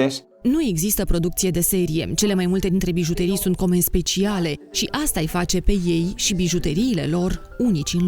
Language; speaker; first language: Romanian; native; Romanian